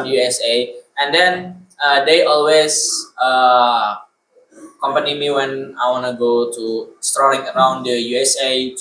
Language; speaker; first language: English; non-native, learner; Indonesian